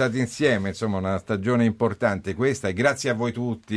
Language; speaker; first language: Italian; native; Italian